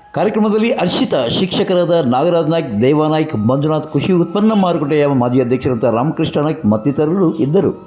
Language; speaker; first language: Kannada; native; Kannada